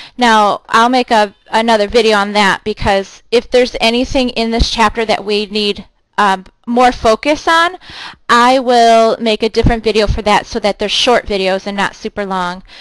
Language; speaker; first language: English; native; English